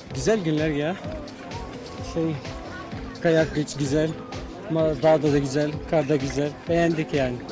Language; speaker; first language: Turkish; non-native, learner; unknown